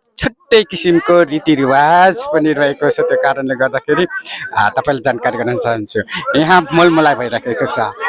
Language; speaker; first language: Nepali; non-native, local second language; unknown